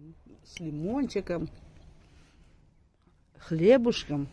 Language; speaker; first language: Russian; native; Russian